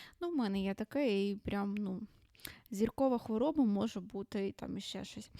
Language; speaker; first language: Ukrainian; non-native, local second language; Russian